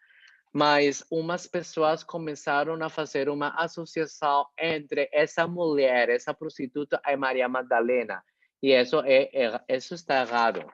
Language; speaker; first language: Portuguese; non-native, fluent; Spanish